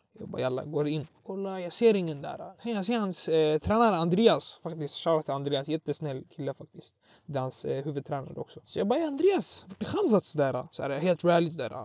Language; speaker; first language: Swedish; early bilingual, other home language; Arabic